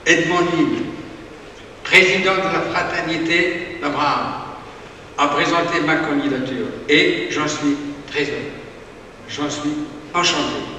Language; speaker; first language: French; native; French